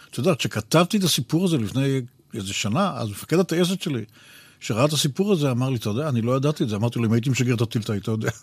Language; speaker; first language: Hebrew; native; Hebrew